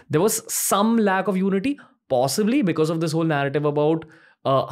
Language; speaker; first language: English; non-native, local second language; Hindi